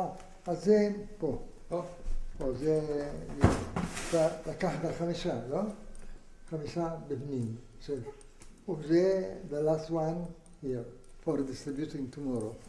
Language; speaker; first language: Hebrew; non-native, fluent; Italian